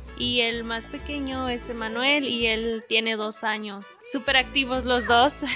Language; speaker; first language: Spanish; native; Spanish